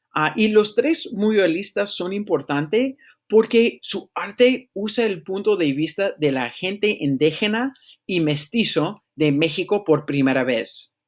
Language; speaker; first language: Spanish; non-native, fluent; English